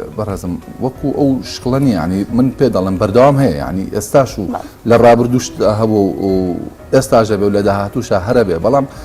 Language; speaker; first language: Central Kurdish; native; Central Kurdish